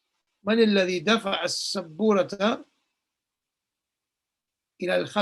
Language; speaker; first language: Arabic; non-native, fluent; English